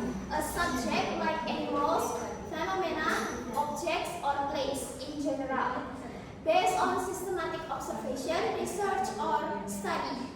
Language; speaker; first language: English; non-native, learner; Indonesian